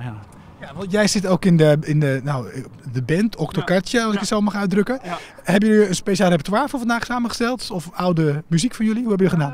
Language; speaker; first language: Dutch; native; Dutch